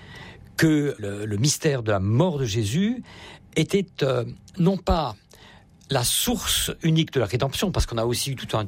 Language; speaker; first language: French; native; French